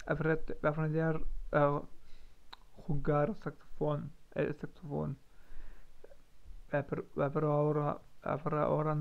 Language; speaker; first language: Spanish; non-native, learner; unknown